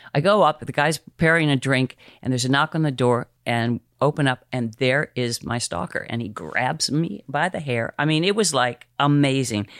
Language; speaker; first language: English; native; English